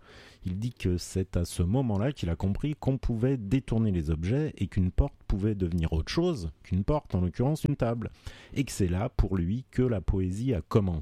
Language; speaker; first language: French; native; French